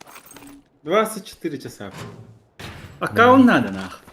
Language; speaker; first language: Russian; non-native, local second language; Yakut